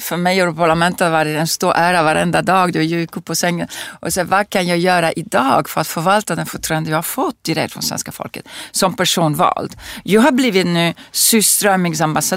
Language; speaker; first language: Swedish; non-native, fluent; Italian